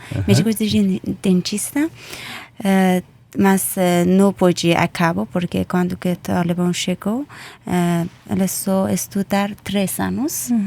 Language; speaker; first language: Portuguese; non-native, learner; Persian